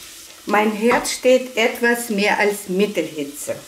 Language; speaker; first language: German; non-native, fluent; Russian